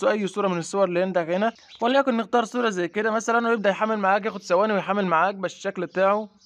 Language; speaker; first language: Arabic; native; Arabic